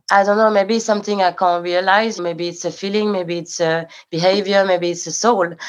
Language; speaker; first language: English; non-native, fluent; French